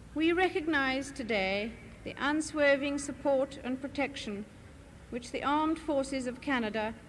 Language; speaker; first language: English; early bilingual, other home language; French